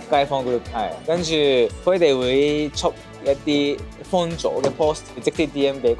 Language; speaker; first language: Cantonese; non-native, fluent; Japanese